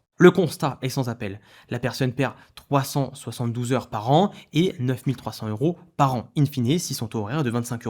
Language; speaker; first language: French; native; French